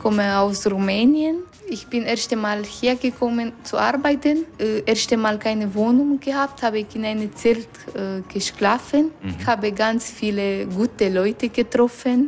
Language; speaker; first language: German; non-native, learner; Romanian